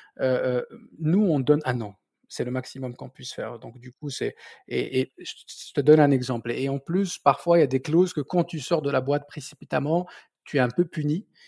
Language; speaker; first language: French; non-native, local second language; Berber languages